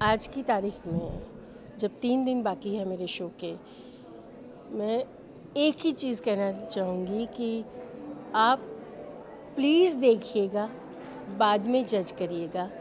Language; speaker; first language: Hindi; non-native, local second language; Gujarati